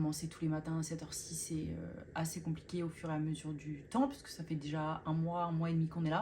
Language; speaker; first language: French; native; French